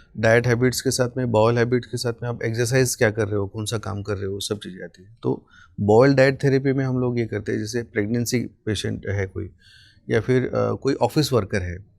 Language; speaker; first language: Hindi; non-native, local second language; Marathi